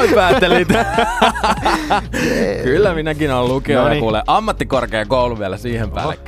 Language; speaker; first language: Finnish; native; Finnish